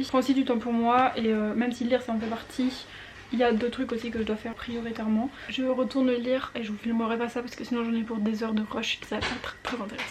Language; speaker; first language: French; native; French